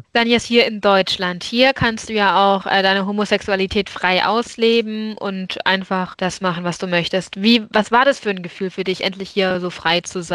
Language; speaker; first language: German; native; German